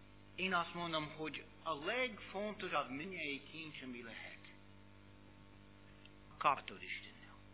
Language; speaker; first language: Hungarian; non-native, learner; English